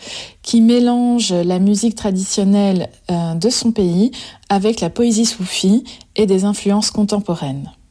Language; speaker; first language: French; native; French